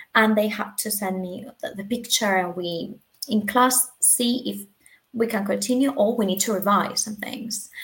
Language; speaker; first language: English; non-native, fluent; Spanish